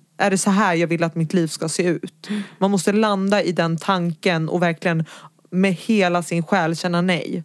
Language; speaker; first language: Swedish; early bilingual, other home language; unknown